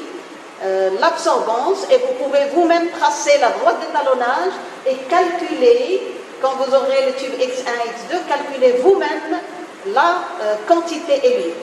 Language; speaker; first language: French; non-native, local second language; Arabic